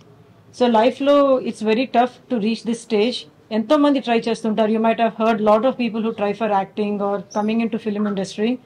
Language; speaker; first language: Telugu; early bilingual, heritage; Telugu